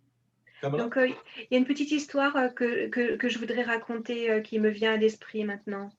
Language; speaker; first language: French; native; French